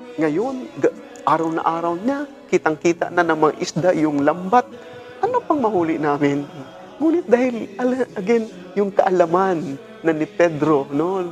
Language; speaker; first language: Filipino; non-native, local second language; Cebuano